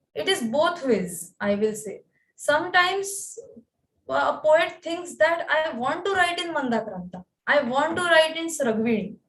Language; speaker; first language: English; non-native, local second language; Marathi